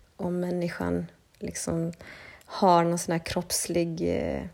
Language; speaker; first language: Swedish; early bilingual, other home language; Spanish